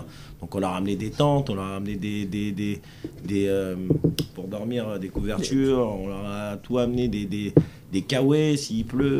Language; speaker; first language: French; native; French